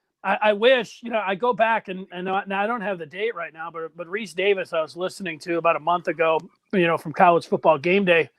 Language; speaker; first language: English; native; English